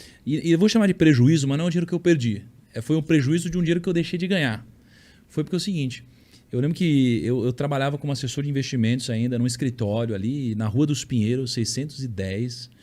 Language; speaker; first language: Portuguese; native; Portuguese